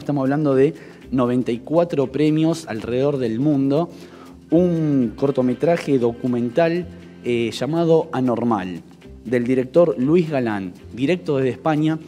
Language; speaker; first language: Spanish; native; Spanish